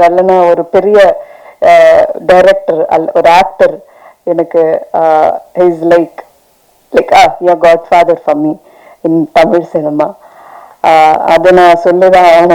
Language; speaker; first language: Tamil; non-native, fluent; Malayalam